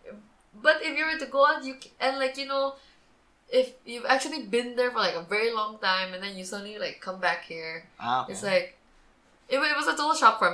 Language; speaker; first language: English; native; English